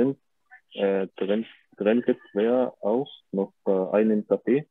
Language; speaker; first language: German; non-native, learner; Arabic